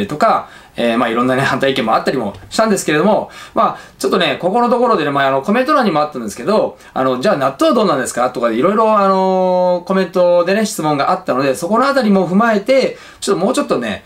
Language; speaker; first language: Japanese; native; Japanese